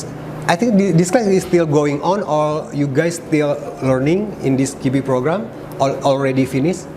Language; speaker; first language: English; non-native, learner; Indonesian